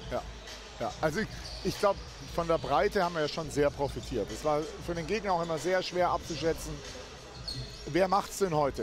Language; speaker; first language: German; native; German